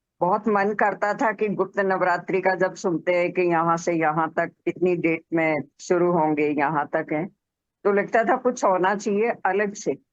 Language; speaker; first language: Hindi; native; Hindi